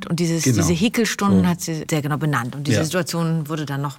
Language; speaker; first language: German; native; German